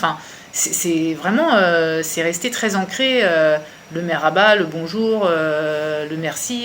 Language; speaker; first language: French; native; French